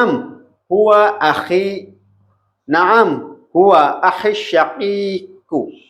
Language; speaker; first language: Arabic; non-native, learner; Indonesian